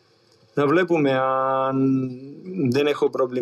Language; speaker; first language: Greek; non-native, learner; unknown